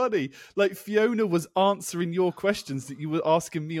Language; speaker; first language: English; native; English